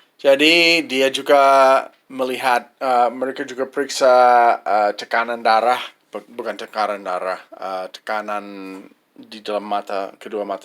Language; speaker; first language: Indonesian; non-native, fluent; English